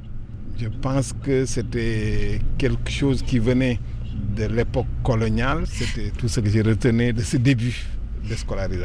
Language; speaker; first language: French; native; French